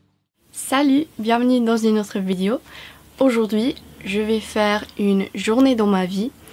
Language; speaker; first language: French; non-native, fluent; English